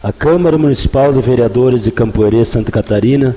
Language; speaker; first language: Portuguese; native; Portuguese